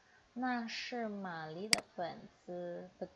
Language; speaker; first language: Chinese; non-native, fluent; Indonesian